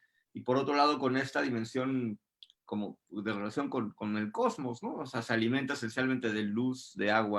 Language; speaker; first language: Spanish; native; Spanish